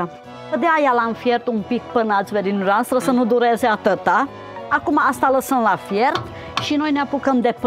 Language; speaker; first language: Romanian; non-native, local second language; Czech